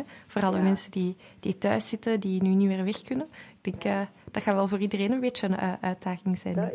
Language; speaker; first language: Dutch; native; Dutch